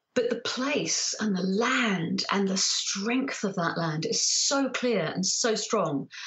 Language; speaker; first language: English; native; English